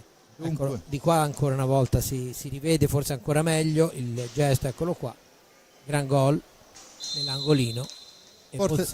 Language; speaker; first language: Italian; native; Italian